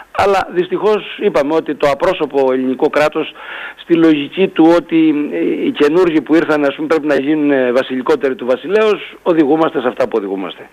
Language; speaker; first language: Greek; native; Greek